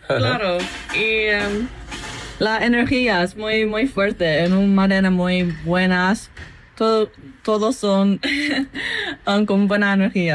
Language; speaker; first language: Spanish; non-native, fluent; English